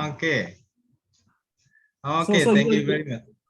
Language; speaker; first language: English; non-native, fluent; Indonesian